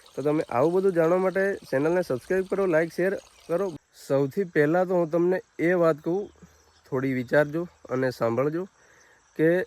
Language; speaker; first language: Gujarati; native; Gujarati